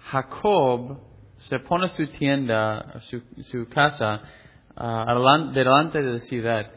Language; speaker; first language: Spanish; non-native, fluent; English